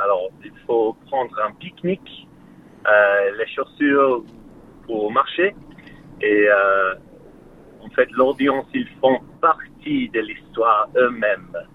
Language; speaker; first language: French; non-native, fluent; English